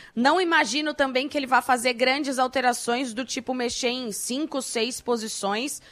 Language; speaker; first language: Portuguese; native; Portuguese